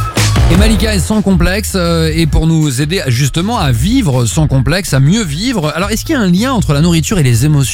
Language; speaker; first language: French; native; French